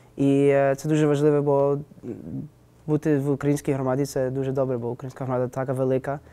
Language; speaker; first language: Ukrainian; early bilingual, heritage; English